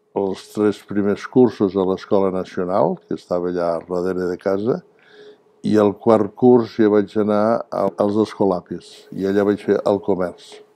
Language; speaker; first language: Catalan; native; Catalan